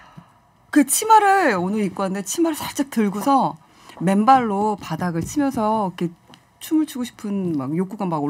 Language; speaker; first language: Korean; native; Korean